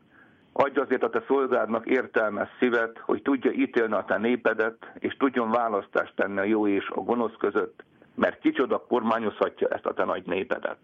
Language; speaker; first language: Hungarian; native; Hungarian